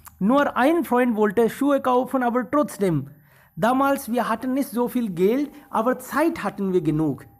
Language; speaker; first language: German; non-native, fluent; Hindi